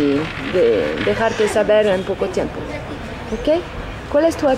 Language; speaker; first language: Spanish; non-native, fluent; French